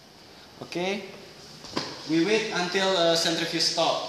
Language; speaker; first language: English; non-native, learner; Indonesian